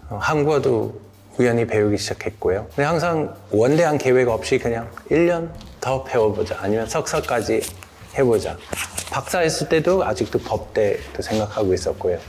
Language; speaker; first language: Korean; non-native, fluent; English